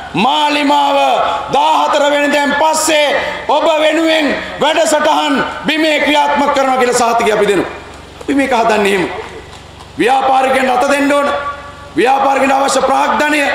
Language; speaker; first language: Sinhala; native; Sinhala